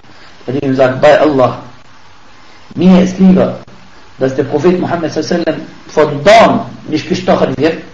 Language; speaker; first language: German; non-native, fluent; Arabic